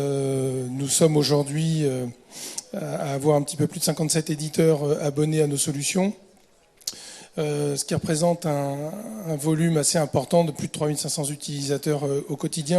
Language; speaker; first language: French; native; French